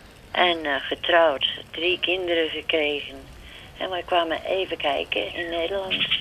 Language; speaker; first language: Dutch; early bilingual, other home language; English